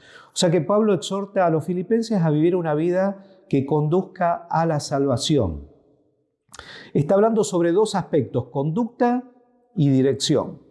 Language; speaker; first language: Spanish; native; Spanish